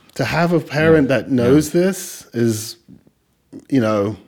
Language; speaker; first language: English; native; English